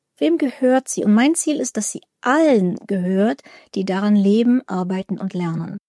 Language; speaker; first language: German; early bilingual, other home language; Russian